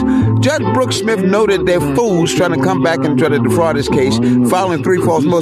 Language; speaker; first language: English; native; English